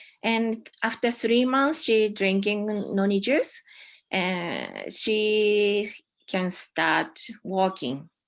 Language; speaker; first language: English; non-native, learner; Japanese